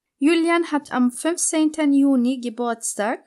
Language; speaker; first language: German; non-native, fluent; Turkish